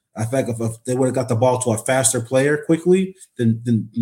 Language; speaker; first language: English; native; English